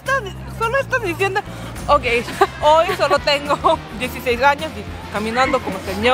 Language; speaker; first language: Spanish; non-native, learner; Korean